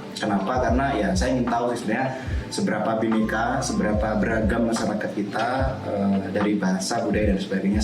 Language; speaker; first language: Indonesian; native; Indonesian